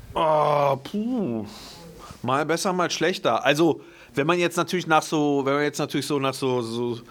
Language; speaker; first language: German; native; German